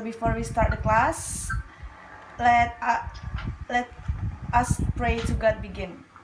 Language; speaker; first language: English; non-native, local second language; Indonesian